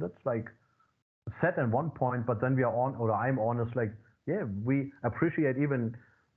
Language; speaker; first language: English; non-native, fluent; German